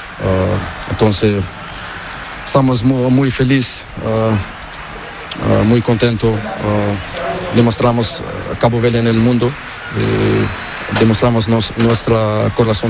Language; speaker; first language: Spanish; non-native, learner; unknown